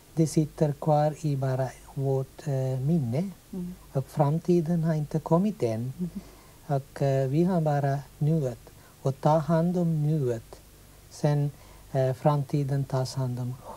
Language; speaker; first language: Swedish; non-native, fluent; Sinhala